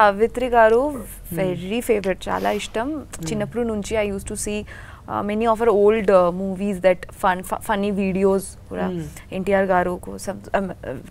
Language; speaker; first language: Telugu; non-native, learner; Bangla